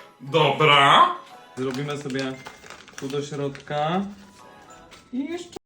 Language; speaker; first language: Polish; native; Polish